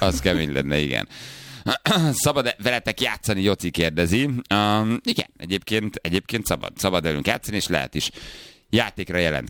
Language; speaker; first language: Hungarian; native; Hungarian